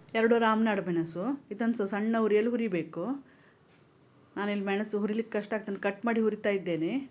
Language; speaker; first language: Kannada; non-native, local second language; Konkani